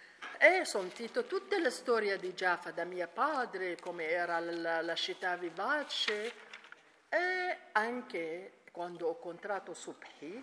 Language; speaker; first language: Italian; non-native, learner; Arabic